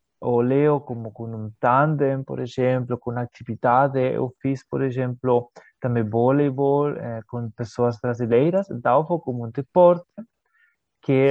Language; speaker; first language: Portuguese; non-native, learner; Spanish